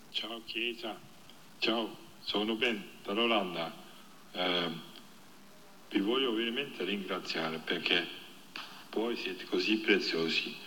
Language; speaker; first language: Italian; non-native, fluent; Dutch